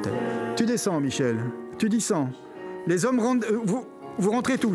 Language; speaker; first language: French; native; French